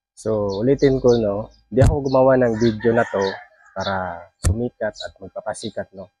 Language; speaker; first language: Filipino; non-native, local second language; Cebuano